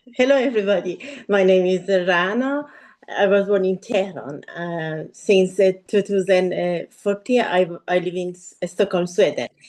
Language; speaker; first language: English; non-native, learner; Persian